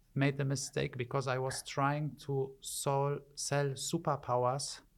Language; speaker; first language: English; early bilingual, other home language; German